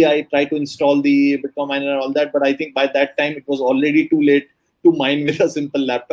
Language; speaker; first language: English; non-native, local second language; Hindi